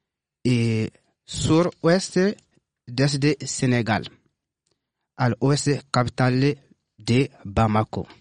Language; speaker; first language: Spanish; non-native, learner; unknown